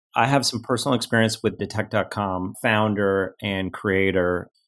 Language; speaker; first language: English; native; English